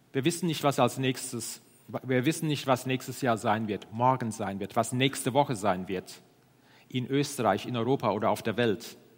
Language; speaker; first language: German; non-native, fluent; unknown